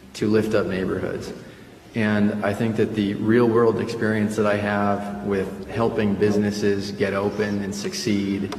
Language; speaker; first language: English; early bilingual, other home language; Spanish